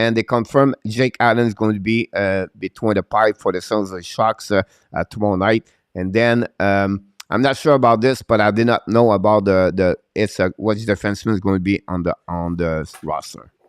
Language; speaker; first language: English; non-native, local second language; French